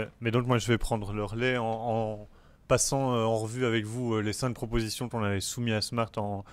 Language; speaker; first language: French; native; French